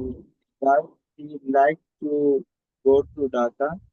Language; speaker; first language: English; non-native, learner; Bangla